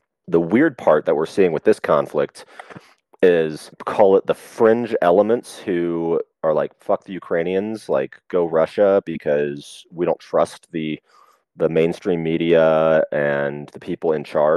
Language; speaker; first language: English; native; English